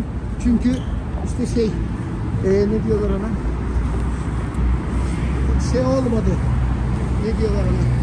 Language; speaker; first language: Turkish; native; Turkish